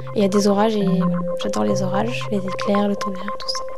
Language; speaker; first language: French; native; French